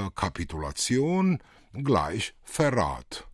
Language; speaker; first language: German; early bilingual, other home language; Italian